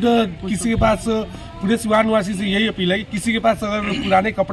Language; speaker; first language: Hindi; native; Hindi